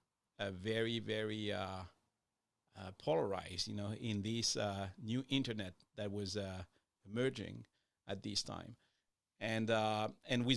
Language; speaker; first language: English; non-native, fluent; French